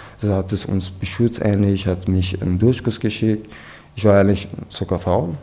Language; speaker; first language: German; non-native, learner; Persian